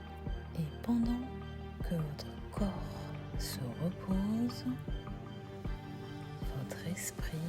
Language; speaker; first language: French; native; French